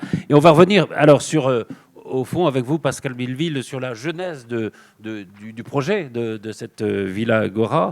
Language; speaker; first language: French; native; French